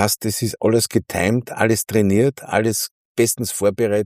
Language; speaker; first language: German; native; German